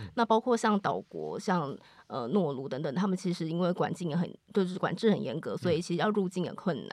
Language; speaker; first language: Chinese; native; Chinese